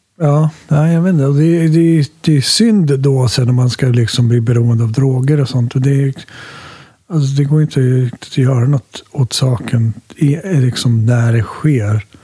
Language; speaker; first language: Swedish; early bilingual, other home language; Finnish